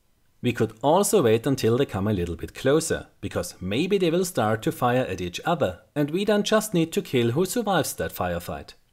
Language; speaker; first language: English; non-native, fluent; German